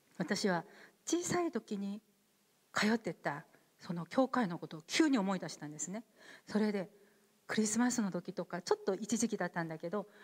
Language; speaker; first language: Japanese; non-native, fluent; Korean